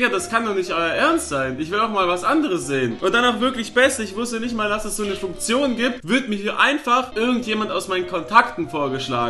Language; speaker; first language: German; native; German